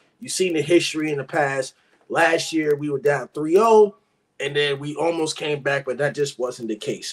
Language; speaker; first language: English; native; English